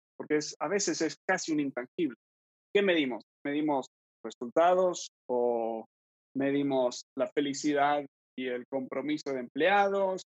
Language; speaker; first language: Spanish; early bilingual, other home language; English